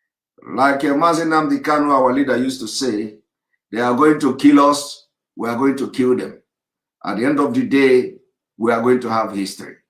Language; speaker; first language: English; non-native, local second language; Igbo